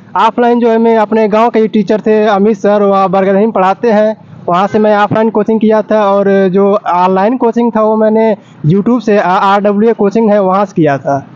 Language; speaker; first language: Hindi; native; Hindi